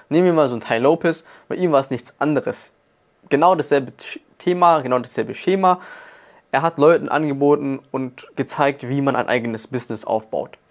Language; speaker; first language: German; native; German